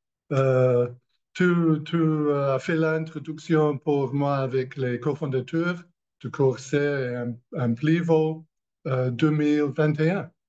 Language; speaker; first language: French; non-native, learner; English